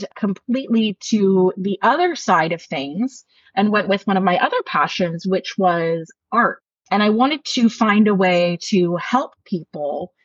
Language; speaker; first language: English; native; English